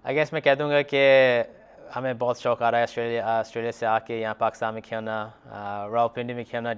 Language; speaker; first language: Urdu; early bilingual, heritage; Urdu